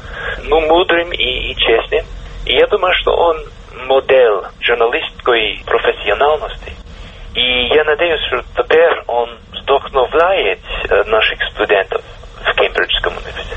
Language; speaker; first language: Russian; non-native, fluent; English